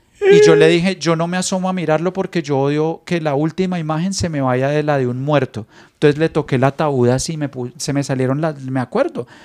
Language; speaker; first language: Spanish; native; Spanish